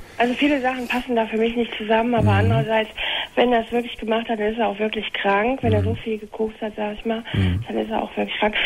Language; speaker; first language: German; native; German